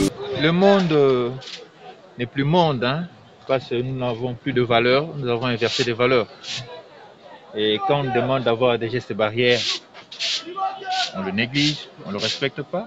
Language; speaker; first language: French; non-native, local second language; Lingala